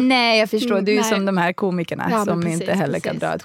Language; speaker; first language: Swedish; native; Swedish